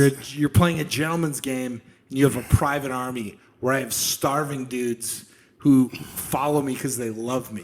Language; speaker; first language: English; native; English